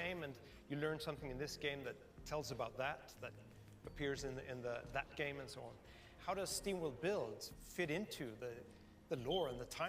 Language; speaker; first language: English; non-native, fluent; Swedish